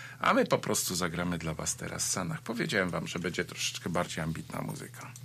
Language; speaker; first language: Polish; native; Polish